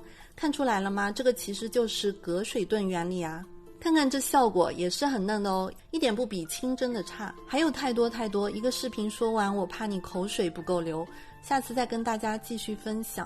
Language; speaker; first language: Chinese; native; Chinese